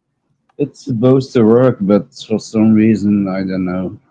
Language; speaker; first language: English; non-native, learner; Dutch